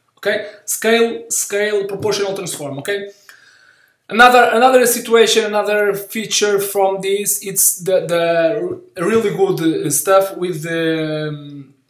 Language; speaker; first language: English; non-native, learner; Portuguese